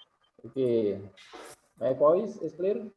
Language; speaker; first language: English; non-native, local second language; Indonesian